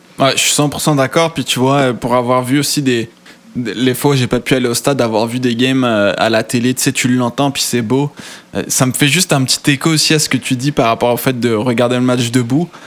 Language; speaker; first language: French; native; French